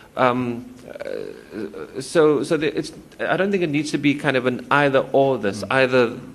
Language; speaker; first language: English; native; English